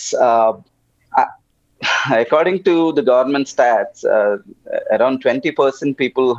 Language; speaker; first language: English; non-native, local second language; Telugu